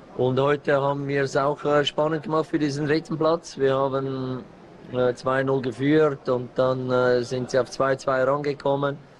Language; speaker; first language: German; native; German